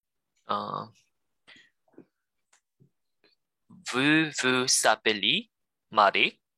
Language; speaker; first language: French; non-native, learner; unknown